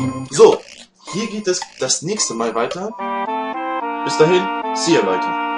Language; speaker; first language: German; native; German